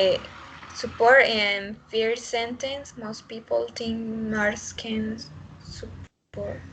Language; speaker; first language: English; non-native, learner; Spanish